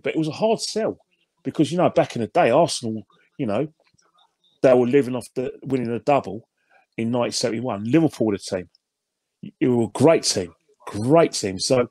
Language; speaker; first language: English; native; English